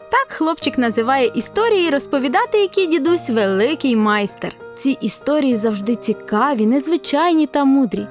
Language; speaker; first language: Ukrainian; native; Ukrainian